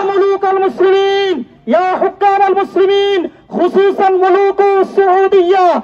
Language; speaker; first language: Arabic; non-native, learner; Bangla